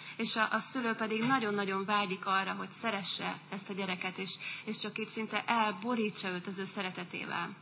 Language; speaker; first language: Hungarian; native; Hungarian